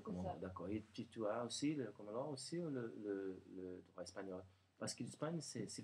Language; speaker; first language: French; non-native, learner; Portuguese